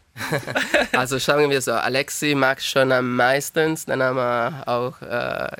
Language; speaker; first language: German; non-native, learner; Italian